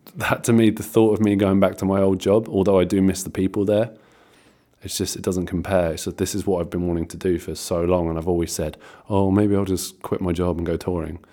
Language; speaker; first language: English; native; English